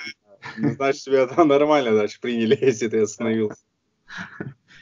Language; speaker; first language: Russian; native; Russian